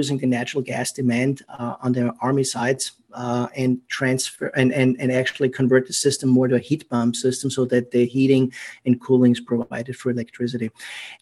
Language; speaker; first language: English; non-native, fluent; German